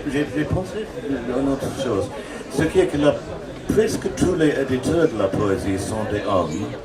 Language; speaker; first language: French; non-native, fluent; English